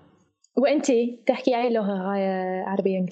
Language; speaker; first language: Arabic; non-native, fluent; English